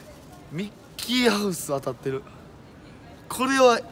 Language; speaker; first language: Japanese; native; Japanese